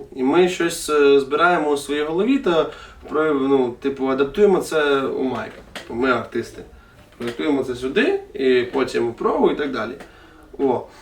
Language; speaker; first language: Ukrainian; non-native, local second language; Russian